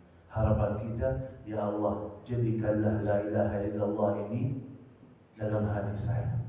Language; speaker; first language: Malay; non-native, fluent; Arabic